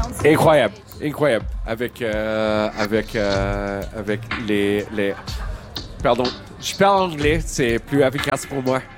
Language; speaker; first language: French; non-native, learner; English